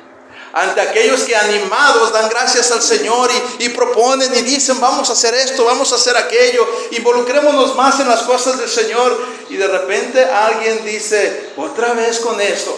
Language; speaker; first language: Spanish; native; Spanish